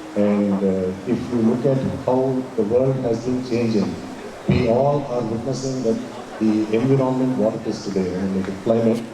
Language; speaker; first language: English; non-native, local second language; Tamil